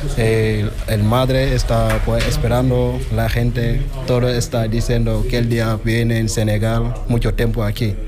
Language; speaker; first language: Spanish; non-native, learner; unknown